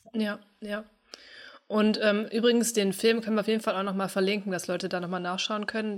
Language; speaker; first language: German; native; German